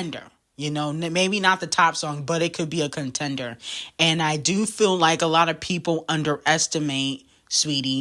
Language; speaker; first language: English; native; English